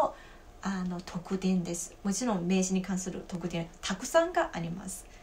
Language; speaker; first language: Japanese; non-native, fluent; Chinese